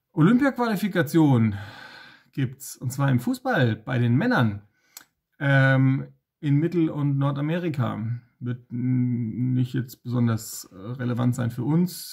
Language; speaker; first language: German; native; German